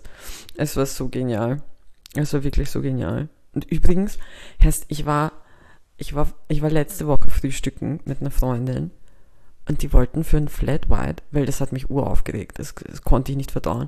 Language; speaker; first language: German; native; German